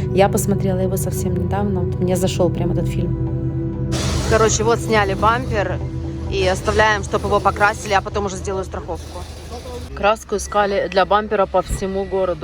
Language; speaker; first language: Russian; native; Russian